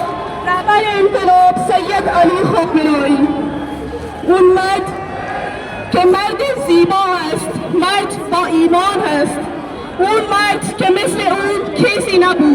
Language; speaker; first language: Persian; non-native, learner; Urdu